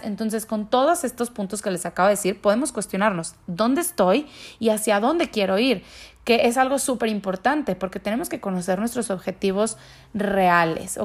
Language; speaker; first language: Spanish; native; Spanish